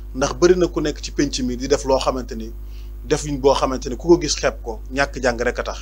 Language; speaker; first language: Wolof; native; Wolof